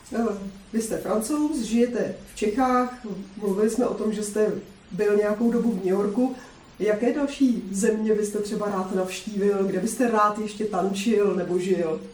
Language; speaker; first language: Czech; native; Czech